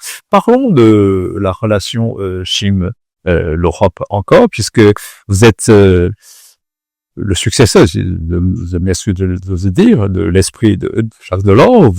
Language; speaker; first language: French; non-native, fluent; Chinese